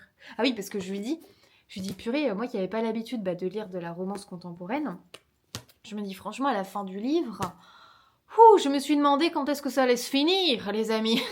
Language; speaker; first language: French; native; French